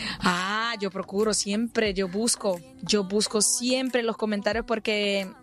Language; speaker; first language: Spanish; non-native, fluent; Portuguese